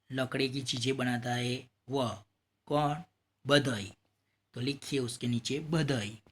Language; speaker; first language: Hindi; non-native, local second language; Gujarati